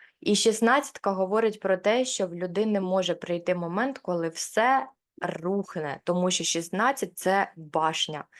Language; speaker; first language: Ukrainian; non-native, local second language; Russian